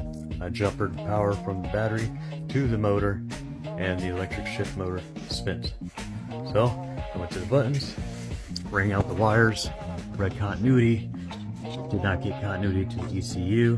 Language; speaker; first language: English; native; English